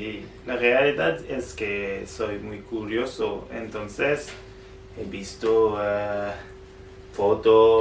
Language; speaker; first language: Spanish; non-native, fluent; French